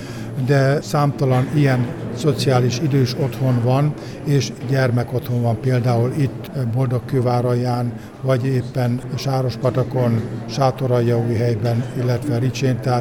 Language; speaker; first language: Hungarian; native; Hungarian